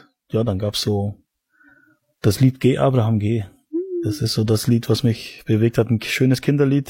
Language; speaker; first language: German; native; German